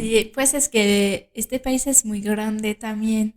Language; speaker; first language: Spanish; non-native, fluent; French